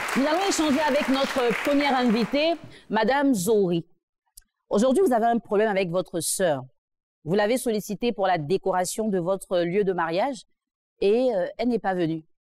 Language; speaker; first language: French; native; French